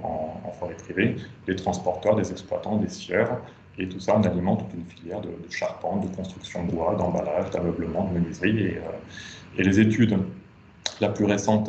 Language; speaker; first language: French; native; French